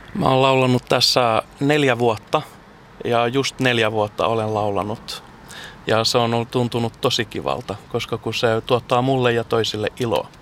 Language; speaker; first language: Finnish; early bilingual, heritage; Finnish